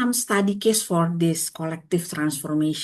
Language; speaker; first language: English; non-native, learner; Indonesian